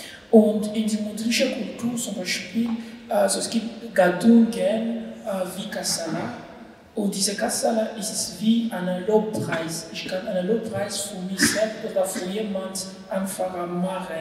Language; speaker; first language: German; non-native, learner; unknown